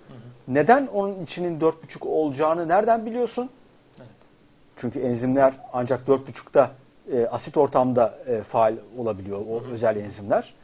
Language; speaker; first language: Turkish; native; Turkish